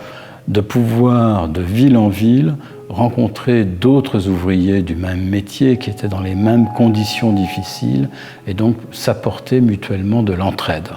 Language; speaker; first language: French; native; French